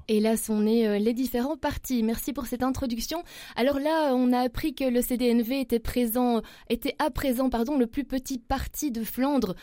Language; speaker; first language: French; native; French